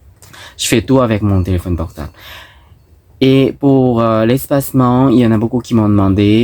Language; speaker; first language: French; non-native, fluent; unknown